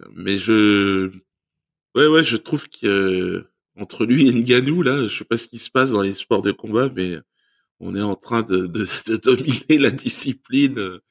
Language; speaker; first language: French; native; French